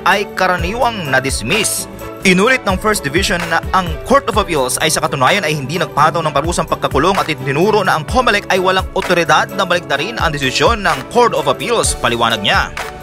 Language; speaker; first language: Filipino; native; Filipino